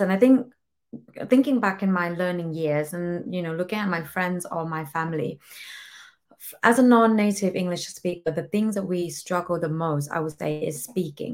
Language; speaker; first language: English; non-native, fluent; Thai